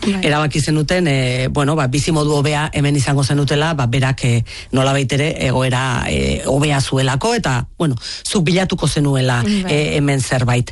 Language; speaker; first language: Basque; native; Basque